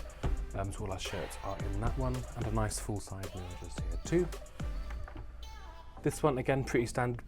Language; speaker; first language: English; native; English